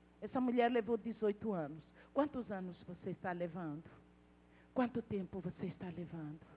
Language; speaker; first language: Portuguese; non-native, local second language; Tsonga